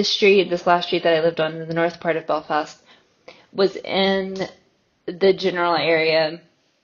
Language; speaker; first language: English; native; English